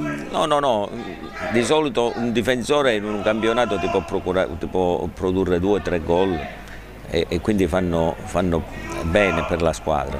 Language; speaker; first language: Italian; native; Italian